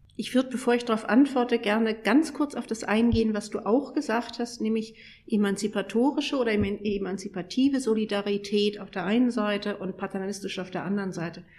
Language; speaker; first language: German; native; German